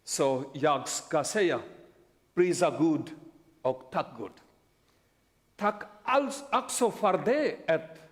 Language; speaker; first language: Swedish; non-native, learner; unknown